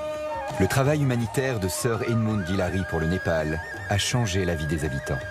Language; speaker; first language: French; native; French